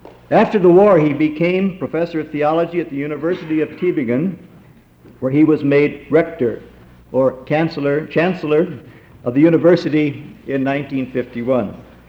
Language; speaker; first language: English; native; English